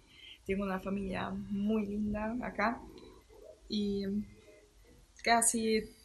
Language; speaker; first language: Spanish; non-native, fluent; German